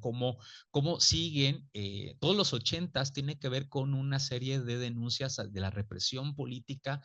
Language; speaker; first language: Spanish; native; Spanish